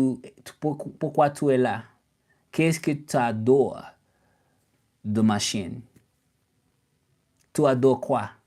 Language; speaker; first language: French; non-native, learner; English